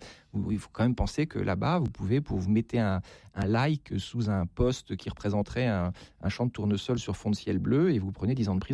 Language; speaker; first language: French; native; French